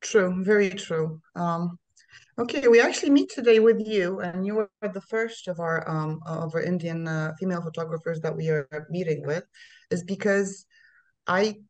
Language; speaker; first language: English; non-native, fluent; Polish